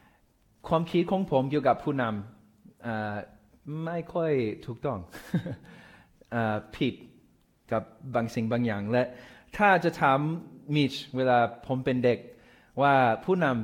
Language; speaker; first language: Thai; non-native, fluent; English